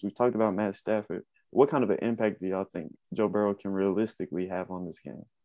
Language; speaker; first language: English; native; English